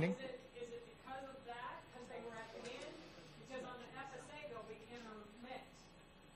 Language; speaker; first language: English; native; English